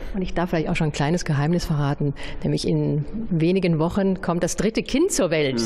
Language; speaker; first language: German; native; German